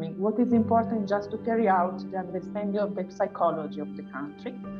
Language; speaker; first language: English; non-native, fluent; Italian